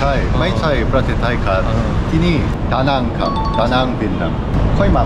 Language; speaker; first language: Thai; non-native, learner; Korean